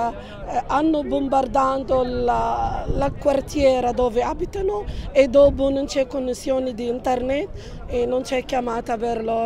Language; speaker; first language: Italian; non-native, learner; Arabic